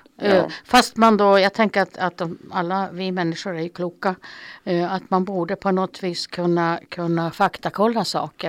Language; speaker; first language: Swedish; native; Swedish